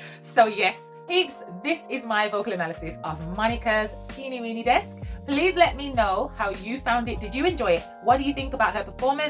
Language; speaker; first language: English; native; English